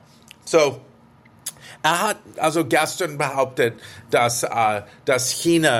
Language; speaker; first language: German; non-native, fluent; English